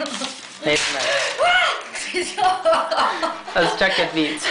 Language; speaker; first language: Hungarian; non-native, learner; English